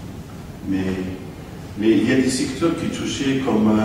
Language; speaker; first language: French; non-native, local second language; Arabic